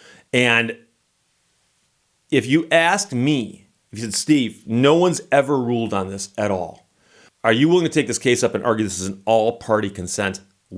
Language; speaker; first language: English; native; English